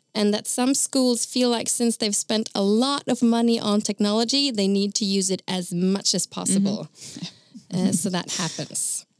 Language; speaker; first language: English; non-native, fluent; Norwegian